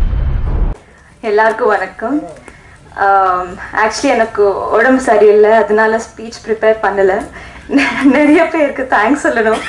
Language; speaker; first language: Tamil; non-native, learner; Telugu